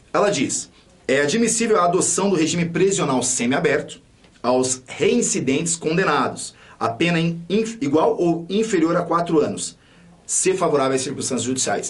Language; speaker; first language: Portuguese; native; Portuguese